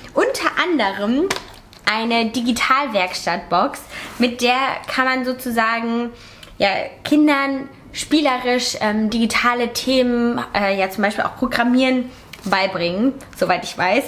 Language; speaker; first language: German; native; German